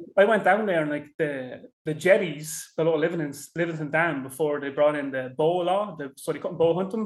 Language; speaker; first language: English; native; English